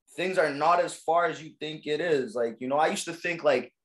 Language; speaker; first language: English; native; English